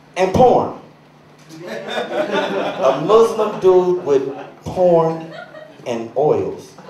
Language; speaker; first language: English; native; English